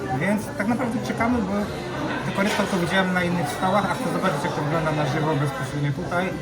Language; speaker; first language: Polish; native; Polish